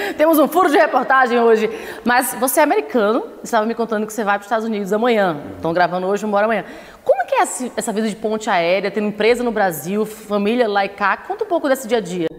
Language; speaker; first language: Portuguese; native; Portuguese